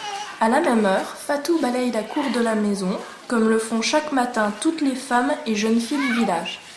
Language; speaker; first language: French; native; French